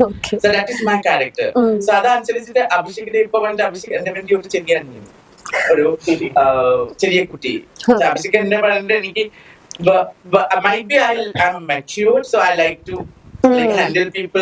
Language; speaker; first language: Malayalam; non-native, local second language; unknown